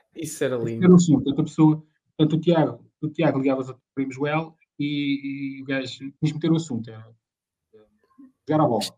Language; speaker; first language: Portuguese; native; Portuguese